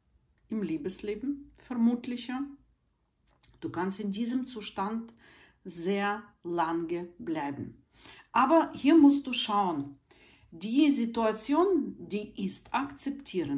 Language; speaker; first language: German; non-native, fluent; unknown